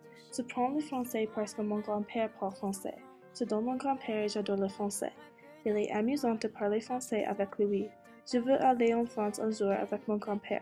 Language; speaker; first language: French; non-native, learner; English